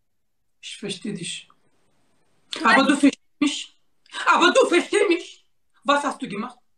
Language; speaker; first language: German; non-native, learner; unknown